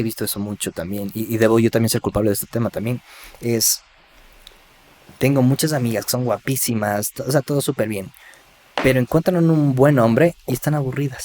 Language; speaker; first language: Spanish; native; Spanish